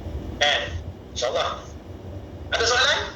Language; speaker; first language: Malay; native; Malay